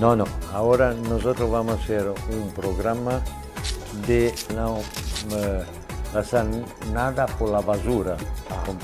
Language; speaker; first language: Spanish; non-native, learner; Italian